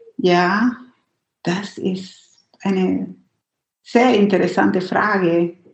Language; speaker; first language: German; non-native, fluent; Spanish